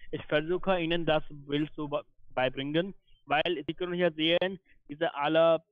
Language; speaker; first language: German; non-native, learner; Hindi